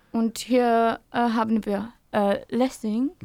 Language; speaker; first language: German; non-native, learner; Czech